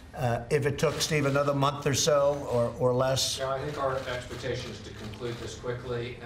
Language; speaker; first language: English; native; English